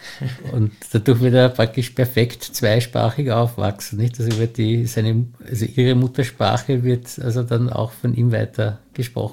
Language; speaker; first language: German; native; German